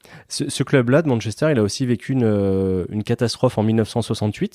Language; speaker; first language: French; native; French